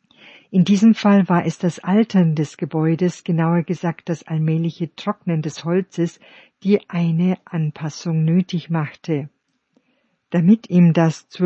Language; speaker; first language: German; native; German